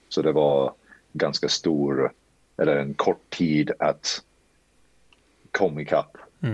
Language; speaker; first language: Swedish; early bilingual, heritage; Swedish